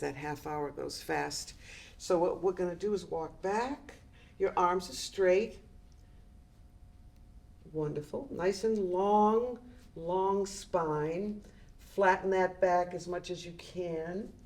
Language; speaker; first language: English; native; English